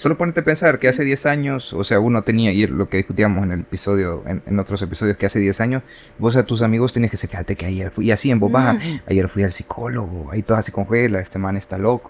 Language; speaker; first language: Spanish; native; Spanish